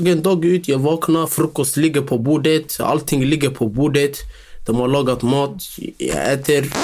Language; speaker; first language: Swedish; non-native, local second language; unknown